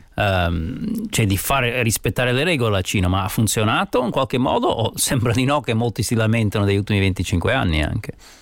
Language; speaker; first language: Italian; non-native, fluent; English